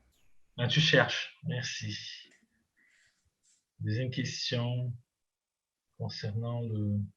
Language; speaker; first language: French; non-native, fluent; Portuguese